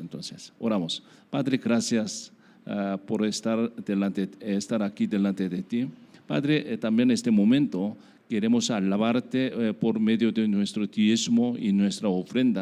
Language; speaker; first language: Spanish; non-native, learner; Korean